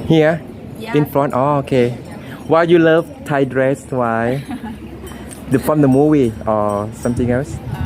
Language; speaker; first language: English; non-native, learner; Thai